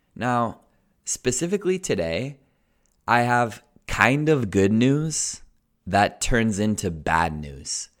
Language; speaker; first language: English; native; English